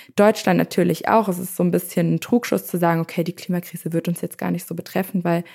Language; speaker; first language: German; native; German